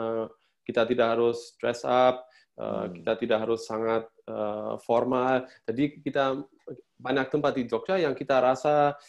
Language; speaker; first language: Indonesian; non-native, fluent; German